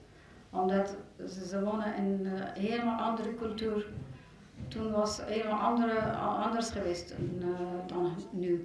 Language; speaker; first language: Dutch; non-native, learner; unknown